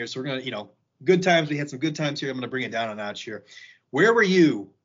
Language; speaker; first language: English; native; English